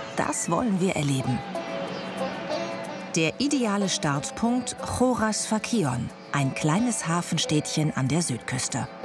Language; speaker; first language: German; native; German